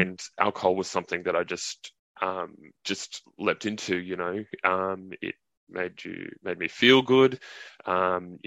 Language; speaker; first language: English; native; English